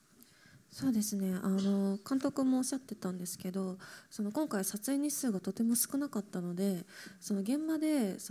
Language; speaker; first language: Japanese; native; Japanese